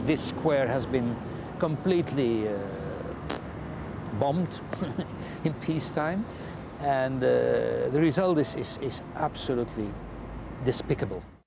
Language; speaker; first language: English; non-native, fluent; Dutch